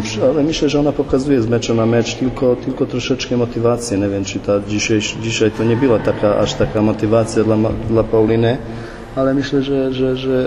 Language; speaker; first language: Polish; non-native, fluent; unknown